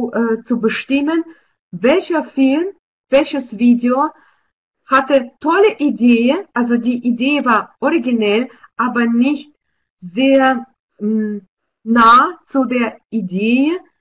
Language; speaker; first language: German; non-native, fluent; Russian